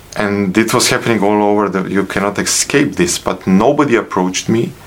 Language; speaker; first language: English; non-native, fluent; Bosnian